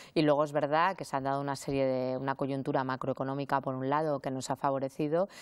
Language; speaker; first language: Spanish; native; Spanish